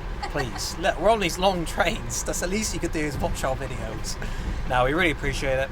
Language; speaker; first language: English; native; English